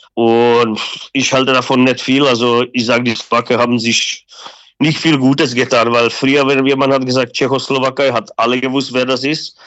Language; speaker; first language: German; non-native, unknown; Czech